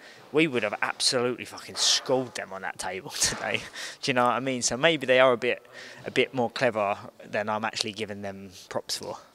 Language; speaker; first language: English; native; English